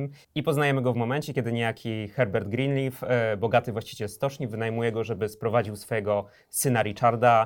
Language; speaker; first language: Polish; native; Polish